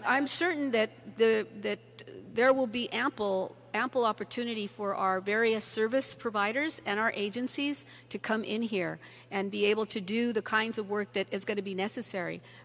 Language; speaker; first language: English; early bilingual, other home language; Spanish